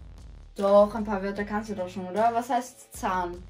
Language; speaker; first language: German; native; German